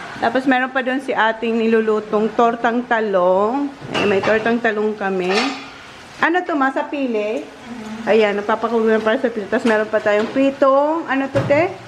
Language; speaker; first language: Filipino; non-native, local second language; Bikol